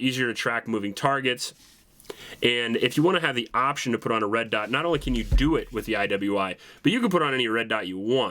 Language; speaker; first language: English; native; English